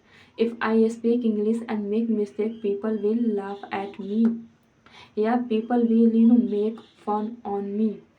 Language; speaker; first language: English; non-native, fluent; Hindi